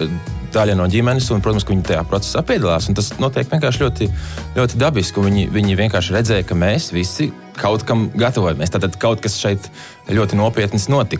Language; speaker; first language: Latvian; native; Latvian